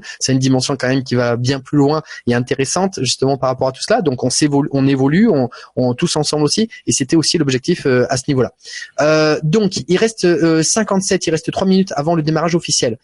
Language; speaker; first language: French; native; French